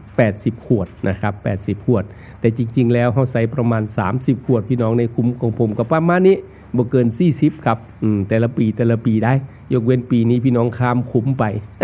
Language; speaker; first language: Thai; non-native, local second language; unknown